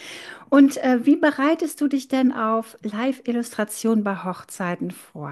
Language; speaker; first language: German; native; German